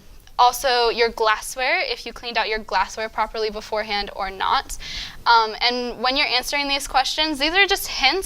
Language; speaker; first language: English; native; English